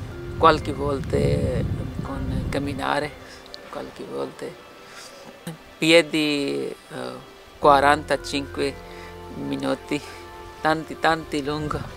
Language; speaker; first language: Italian; non-native, learner; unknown